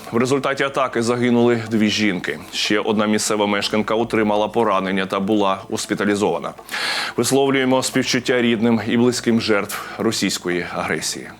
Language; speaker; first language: Ukrainian; native; Ukrainian